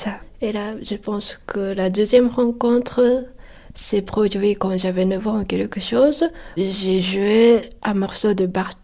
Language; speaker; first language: French; non-native, fluent; Japanese